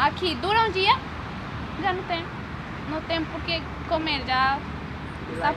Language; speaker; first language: Portuguese; non-native, learner; Spanish